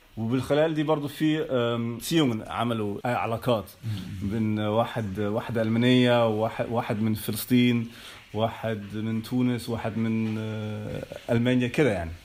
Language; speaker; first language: Arabic; early bilingual, heritage; Arabic